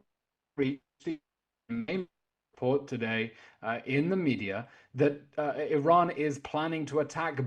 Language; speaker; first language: English; native; English